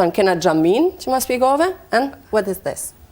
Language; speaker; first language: Albanian; native; Albanian